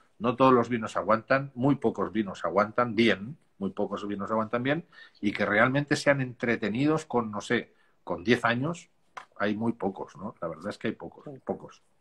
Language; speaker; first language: Spanish; native; Spanish